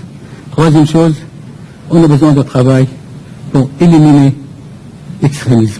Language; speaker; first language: French; non-native, fluent; Persian